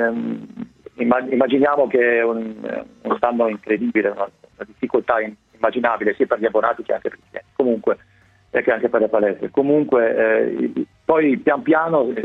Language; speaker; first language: Italian; early bilingual, other home language; German